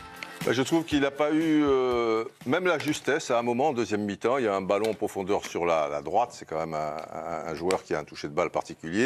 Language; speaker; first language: French; native; French